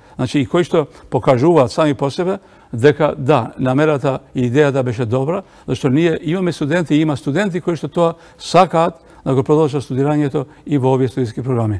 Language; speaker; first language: Macedonian; non-native, local second language; Albanian